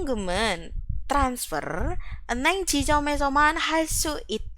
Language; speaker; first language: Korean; non-native, fluent; Indonesian